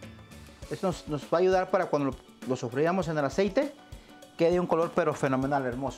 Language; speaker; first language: Spanish; native; Spanish